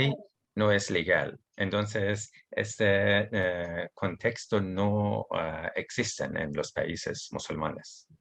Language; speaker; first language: Spanish; non-native, learner; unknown